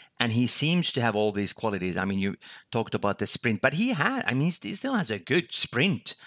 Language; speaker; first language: English; non-native, fluent; Finnish